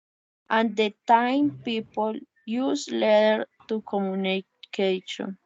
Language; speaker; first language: English; non-native, learner; Spanish